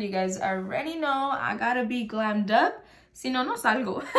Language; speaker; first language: English; early bilingual, other home language; Spanish